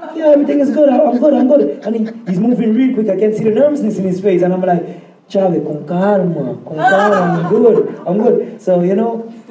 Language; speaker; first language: English; native; English